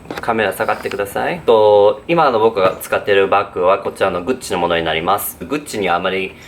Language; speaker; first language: Japanese; early bilingual, heritage; Japanese